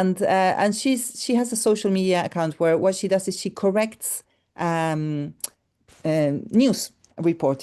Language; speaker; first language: English; non-native, fluent; Spanish